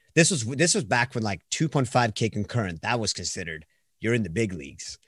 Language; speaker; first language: English; non-native, fluent; Swedish